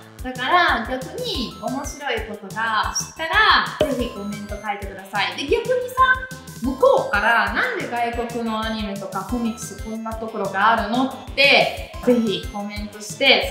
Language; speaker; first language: Japanese; non-native, fluent; Italian